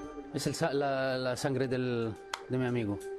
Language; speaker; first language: Spanish; non-native, fluent; Arabic